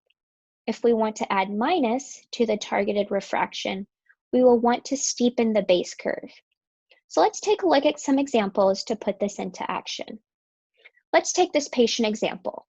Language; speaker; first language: English; native; English